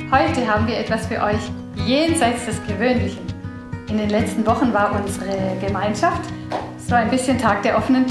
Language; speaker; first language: German; native; German